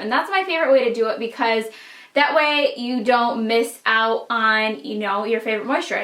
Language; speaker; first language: English; native; English